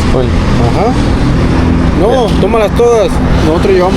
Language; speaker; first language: Spanish; native; Spanish